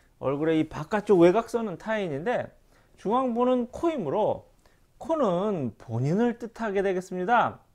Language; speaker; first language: Korean; native; Korean